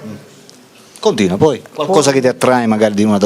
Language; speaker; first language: Italian; native; Italian